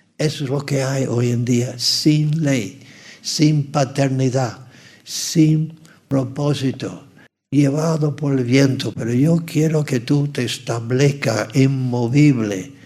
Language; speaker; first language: Spanish; non-native, fluent; English